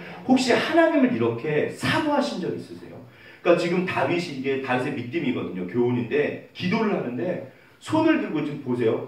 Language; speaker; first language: Korean; native; Korean